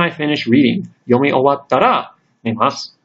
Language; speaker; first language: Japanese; non-native, fluent; English